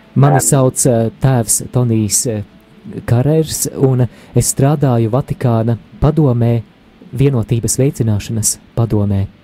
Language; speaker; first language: Latvian; native; Latvian